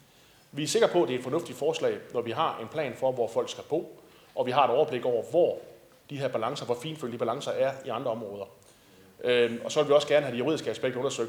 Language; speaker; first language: Danish; native; Danish